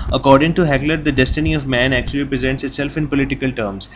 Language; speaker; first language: English; non-native, local second language; Urdu